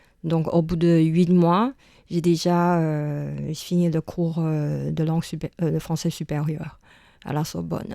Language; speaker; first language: French; non-native, fluent; Chinese